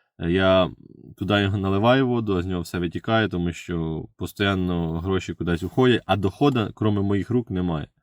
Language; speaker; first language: Ukrainian; native; Ukrainian